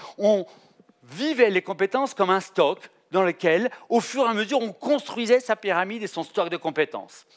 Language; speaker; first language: French; native; French